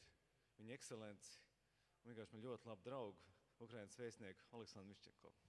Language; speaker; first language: Latvian; native; Latvian